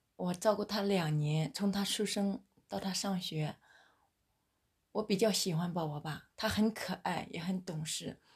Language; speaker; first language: Chinese; native; Chinese